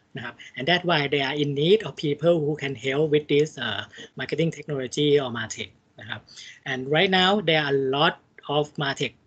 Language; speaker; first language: English; non-native, fluent; Thai